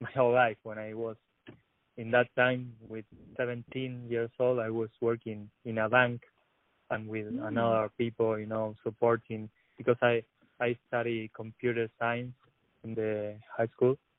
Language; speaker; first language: English; non-native, learner; Spanish